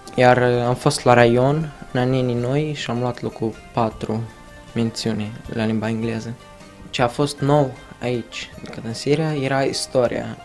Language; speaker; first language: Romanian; early bilingual, other home language; Arabic